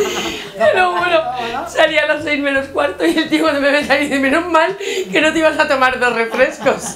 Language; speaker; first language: Spanish; native; Spanish